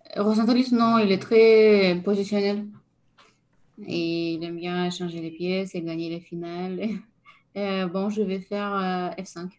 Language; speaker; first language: French; non-native, fluent; Lithuanian